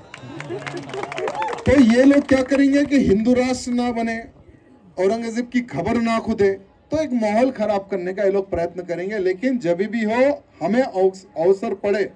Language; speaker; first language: Hindi; non-native, local second language; Telugu